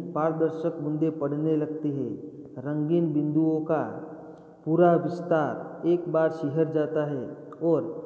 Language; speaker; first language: Hindi; non-native, local second language; Gujarati